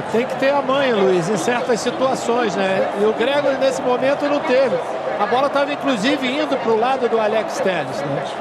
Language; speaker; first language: Portuguese; native; Portuguese